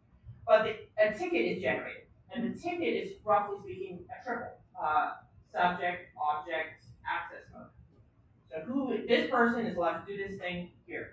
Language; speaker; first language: English; native; English